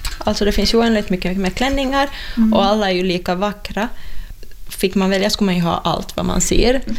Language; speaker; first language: Swedish; native; Swedish